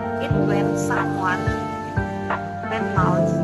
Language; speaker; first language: English; non-native, learner; Indonesian